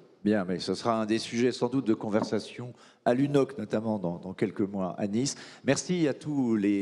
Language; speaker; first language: French; native; French